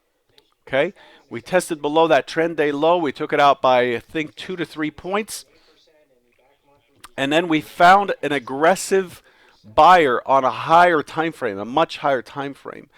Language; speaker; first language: English; native; English